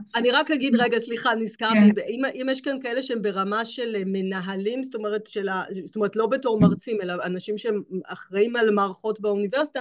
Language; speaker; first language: Hebrew; native; Hebrew